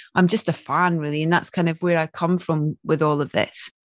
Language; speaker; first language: English; native; English